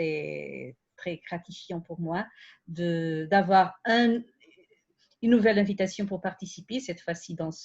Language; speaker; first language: French; non-native, fluent; Portuguese